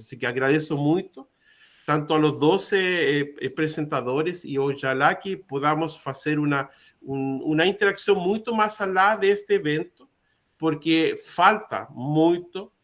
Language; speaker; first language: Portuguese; non-native, learner; Spanish